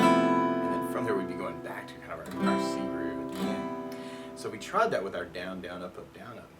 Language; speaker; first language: English; native; English